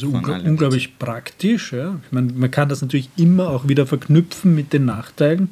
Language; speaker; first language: German; native; German